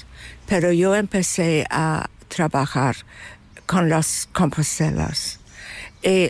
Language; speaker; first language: Spanish; non-native, fluent; English